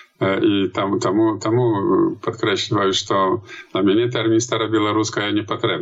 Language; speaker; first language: Polish; non-native, learner; Belarusian